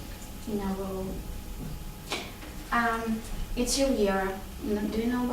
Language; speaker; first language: English; non-native, learner; Russian